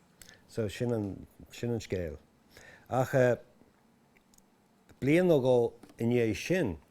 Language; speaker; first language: Irish; non-native, local second language; English